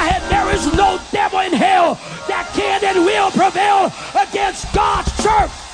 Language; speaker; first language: English; non-native, fluent; Portuguese